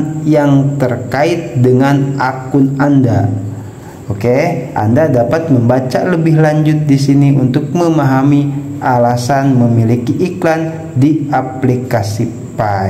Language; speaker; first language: Indonesian; native; Indonesian